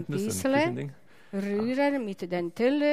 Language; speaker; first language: German; non-native, learner; Italian